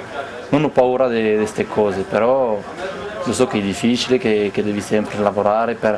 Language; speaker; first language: Italian; non-native, fluent; French